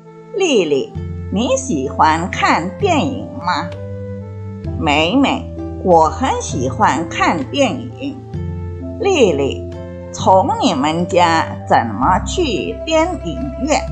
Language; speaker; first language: Chinese; non-native, fluent; Indonesian